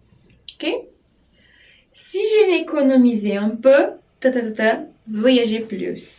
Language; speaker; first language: French; non-native, fluent; Portuguese